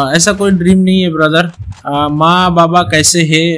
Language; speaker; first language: Hindi; non-native, local second language; Bangla